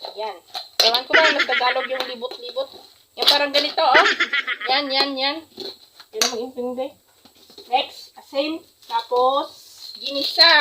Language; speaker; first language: Filipino; non-native, local second language; Hiligaynon